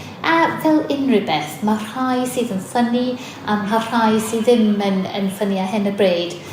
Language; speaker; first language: Welsh; non-native, fluent; English